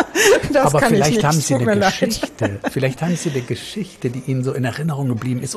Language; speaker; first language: German; native; German